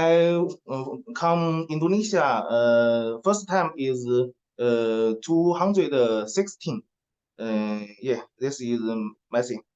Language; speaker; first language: English; non-native, learner; Chinese